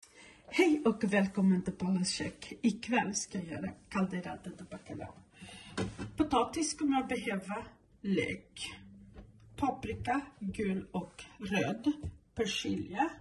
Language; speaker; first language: Swedish; non-native, fluent; Portuguese